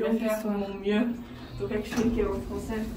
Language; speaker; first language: French; non-native, learner; English